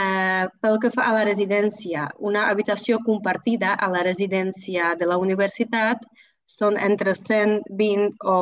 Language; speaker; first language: Catalan; non-native, fluent; Czech